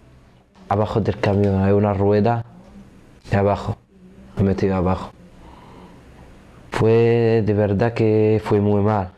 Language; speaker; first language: Spanish; non-native, learner; Arabic